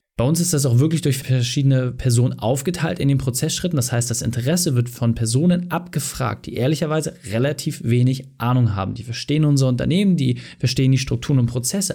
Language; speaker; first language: German; native; German